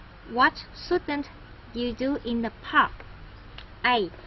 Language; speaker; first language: English; non-native, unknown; Vietnamese